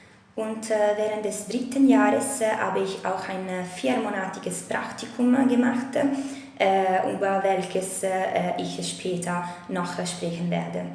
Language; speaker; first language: German; non-native, fluent; Italian